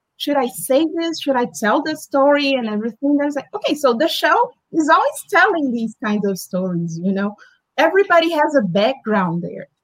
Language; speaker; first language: English; non-native, fluent; Portuguese